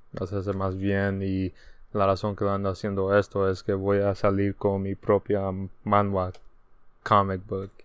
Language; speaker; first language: Spanish; early bilingual, heritage; Spanish